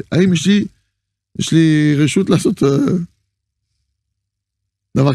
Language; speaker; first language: Hebrew; non-native, fluent; French